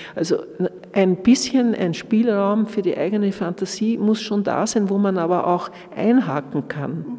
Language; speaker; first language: German; native; German